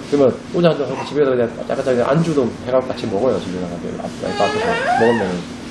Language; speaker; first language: Korean; native; Korean